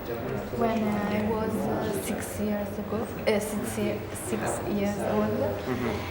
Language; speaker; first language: English; non-native, learner; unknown